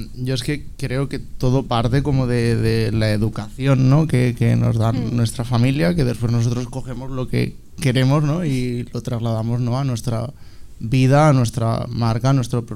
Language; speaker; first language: Spanish; native; Spanish